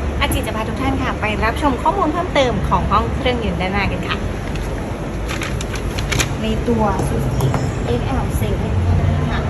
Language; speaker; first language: Thai; native; Thai